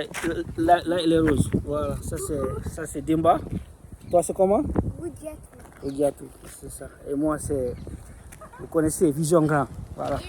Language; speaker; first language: French; native; French